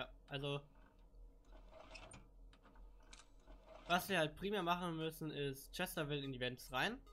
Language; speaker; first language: German; native; German